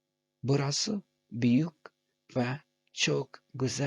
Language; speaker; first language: Turkish; non-native, fluent; Urdu